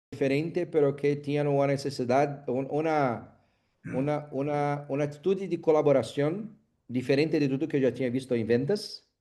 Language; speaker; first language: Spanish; non-native, learner; Portuguese